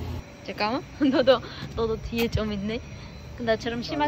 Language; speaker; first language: Korean; native; Korean